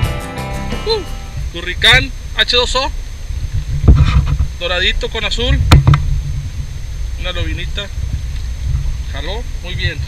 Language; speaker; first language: Spanish; native; Spanish